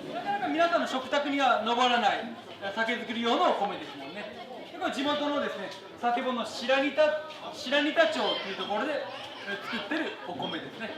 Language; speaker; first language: Japanese; native; Japanese